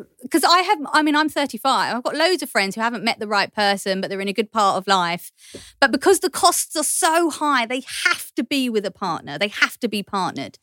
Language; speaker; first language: English; native; English